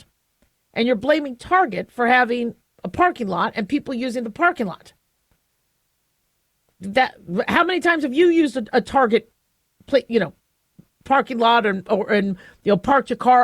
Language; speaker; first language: English; native; English